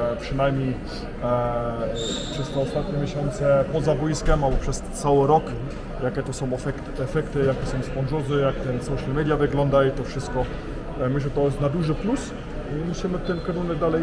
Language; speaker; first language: Polish; early bilingual, heritage; Polish